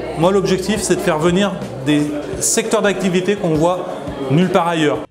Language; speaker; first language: French; native; French